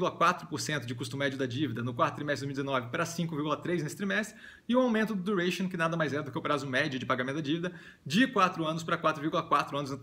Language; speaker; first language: Portuguese; native; Portuguese